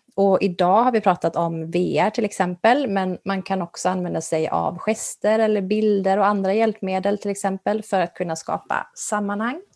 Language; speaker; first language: Swedish; native; Swedish